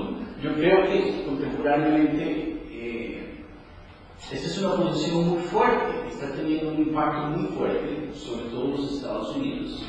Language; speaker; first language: Spanish; non-native, fluent; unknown